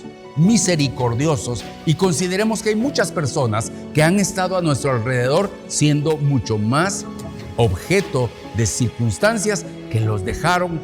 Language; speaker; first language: Spanish; native; Spanish